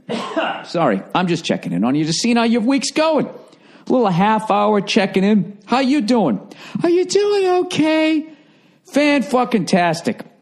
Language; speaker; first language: English; native; English